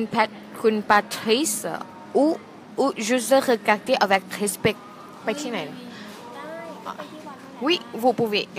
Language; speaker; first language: French; non-native, learner; Thai